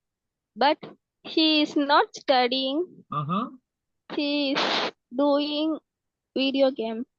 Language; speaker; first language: English; non-native, learner; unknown